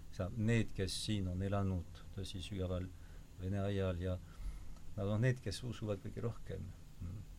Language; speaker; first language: Estonian; non-native, fluent; French